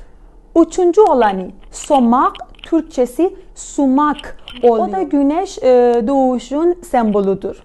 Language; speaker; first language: Turkish; non-native, fluent; Persian